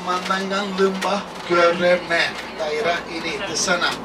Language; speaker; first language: Indonesian; non-native, learner; Turkish